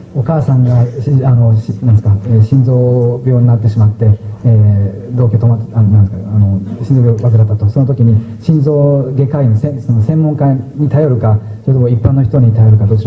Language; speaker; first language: Japanese; native; Japanese